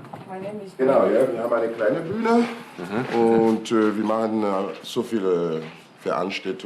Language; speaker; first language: German; non-native, learner; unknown